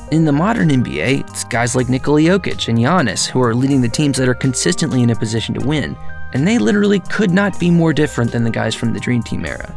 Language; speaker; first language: English; native; English